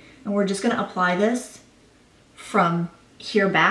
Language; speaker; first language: English; native; English